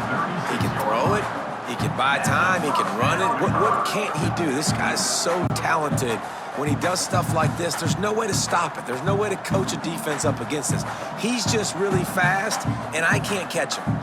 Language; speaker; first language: English; native; English